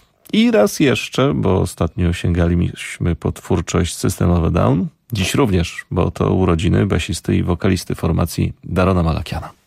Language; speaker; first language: Polish; native; Polish